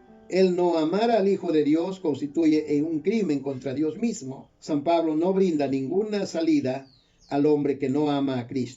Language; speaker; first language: Spanish; native; Spanish